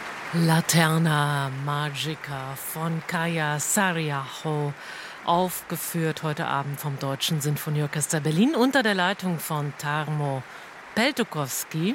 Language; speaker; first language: German; native; German